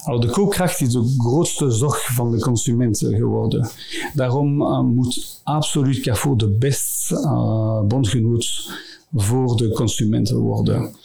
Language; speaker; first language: Dutch; non-native, local second language; French